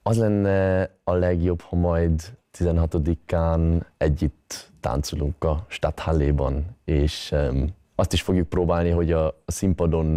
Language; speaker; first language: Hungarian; early bilingual, other home language; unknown